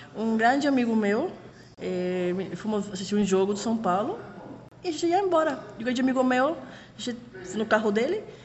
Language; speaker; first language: Portuguese; non-native, fluent; Spanish